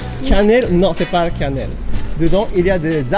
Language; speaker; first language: French; non-native, learner; Japanese